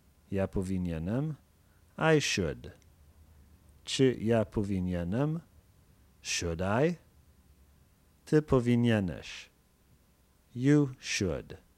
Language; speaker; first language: Polish; non-native, fluent; English